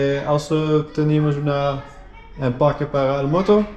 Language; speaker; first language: Spanish; non-native, learner; Dutch